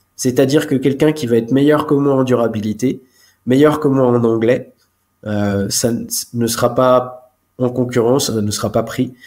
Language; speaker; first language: French; native; French